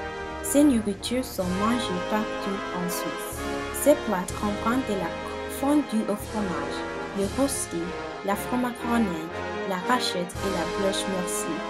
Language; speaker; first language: French; non-native, learner; English